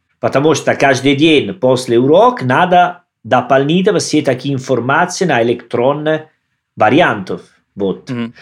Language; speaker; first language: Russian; non-native, learner; Italian